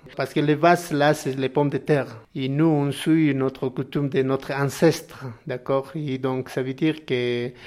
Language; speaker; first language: French; non-native, learner; Spanish